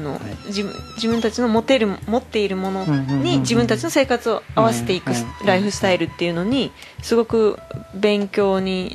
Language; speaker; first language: Japanese; native; Japanese